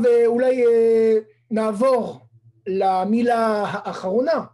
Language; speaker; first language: Hebrew; non-native, fluent; French